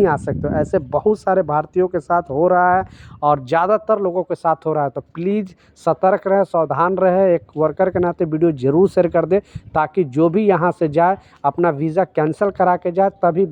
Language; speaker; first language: Hindi; native; Hindi